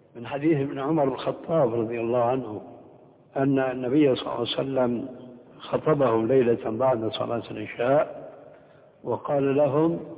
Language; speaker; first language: Arabic; early bilingual, other home language; Albanian